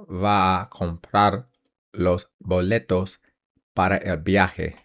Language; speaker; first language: Spanish; non-native, learner; English